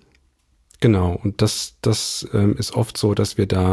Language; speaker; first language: German; native; German